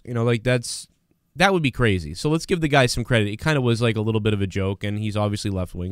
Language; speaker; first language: English; native; English